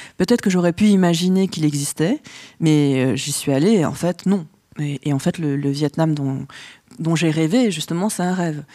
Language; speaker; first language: French; early bilingual, other home language; Vietnamese